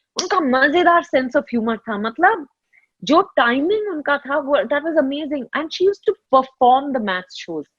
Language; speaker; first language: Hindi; non-native, local second language; Tamil